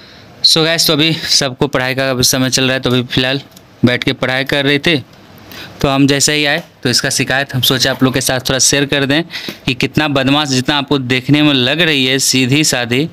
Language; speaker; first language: Hindi; native; Hindi